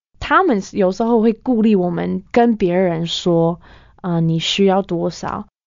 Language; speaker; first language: Chinese; non-native, fluent; English